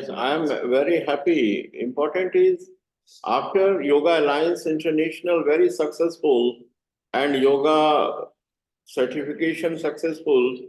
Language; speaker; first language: English; non-native, learner; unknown